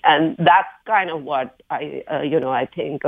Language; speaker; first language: English; non-native, local second language; Hindi